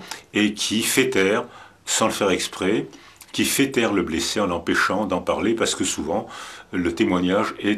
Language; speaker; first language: French; native; French